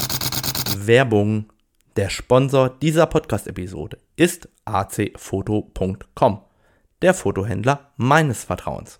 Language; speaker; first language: German; native; German